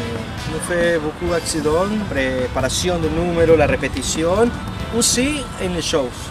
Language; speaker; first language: French; non-native, learner; Spanish